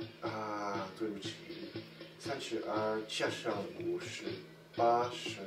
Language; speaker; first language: Chinese; non-native, learner; English